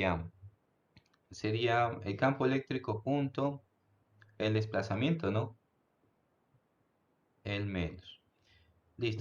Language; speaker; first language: Spanish; native; Spanish